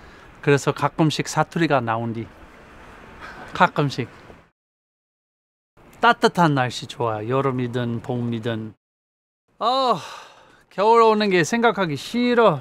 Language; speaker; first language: Korean; non-native, fluent; English